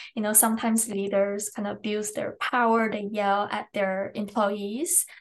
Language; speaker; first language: English; non-native, fluent; Chinese